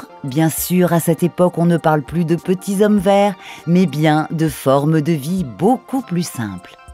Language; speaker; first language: French; native; French